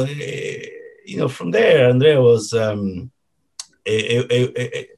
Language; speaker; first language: English; non-native, fluent; Italian